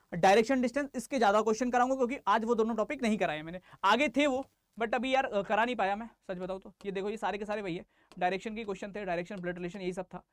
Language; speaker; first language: Hindi; native; Hindi